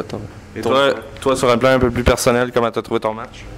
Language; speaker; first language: French; native; French